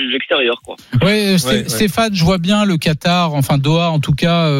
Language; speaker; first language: French; native; French